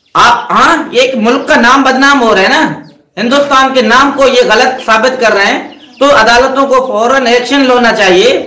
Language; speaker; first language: Urdu; non-native, local second language; Sindhi